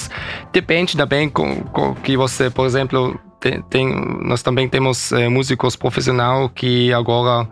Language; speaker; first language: Portuguese; early bilingual, heritage; German